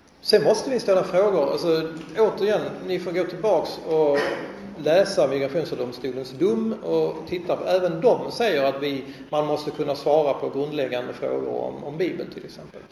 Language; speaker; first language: Swedish; native; Swedish